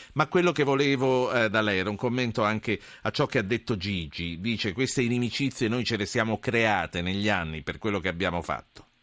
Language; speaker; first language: Italian; native; Italian